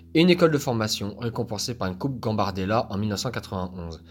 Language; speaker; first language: French; native; French